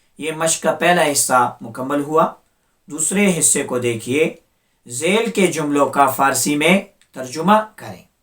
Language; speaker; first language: Urdu; non-native, local second language; Pashto